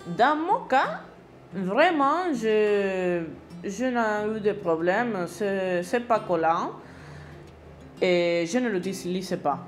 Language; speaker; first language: French; non-native, learner; Spanish